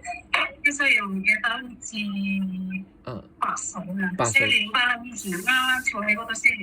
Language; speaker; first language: Cantonese; non-native, learner; Indonesian